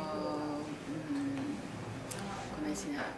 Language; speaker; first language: Italian; non-native, learner; Chinese